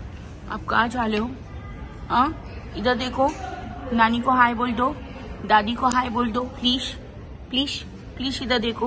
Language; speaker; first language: Hindi; non-native, local second language; Marathi